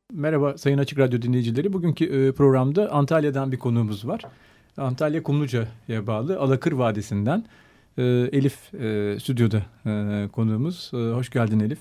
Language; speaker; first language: Turkish; native; Turkish